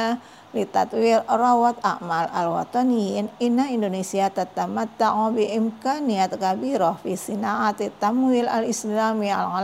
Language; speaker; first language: Arabic; non-native, fluent; Indonesian